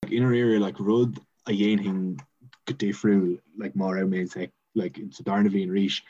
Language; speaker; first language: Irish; non-native, local second language; English